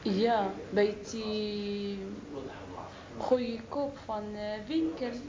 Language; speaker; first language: Dutch; non-native, learner; Arabic